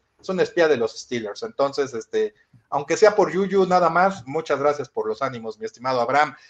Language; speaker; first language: Spanish; native; Spanish